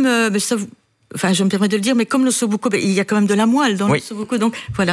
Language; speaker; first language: French; native; French